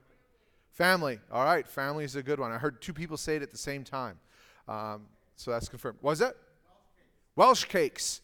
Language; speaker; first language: English; native; English